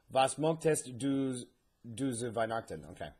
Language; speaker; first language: German; non-native, learner; English